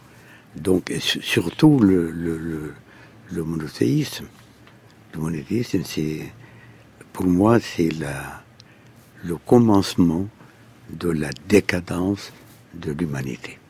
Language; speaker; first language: French; non-native, fluent; Arabic